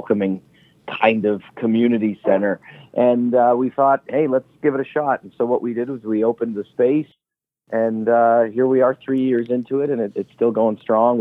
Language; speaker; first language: English; native; English